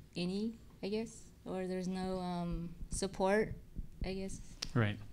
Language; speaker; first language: English; native; English